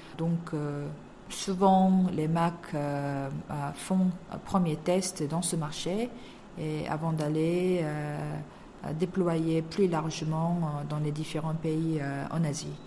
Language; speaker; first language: French; non-native, fluent; Korean